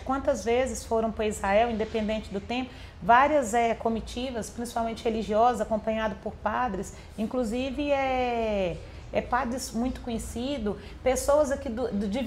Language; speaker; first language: Portuguese; native; Portuguese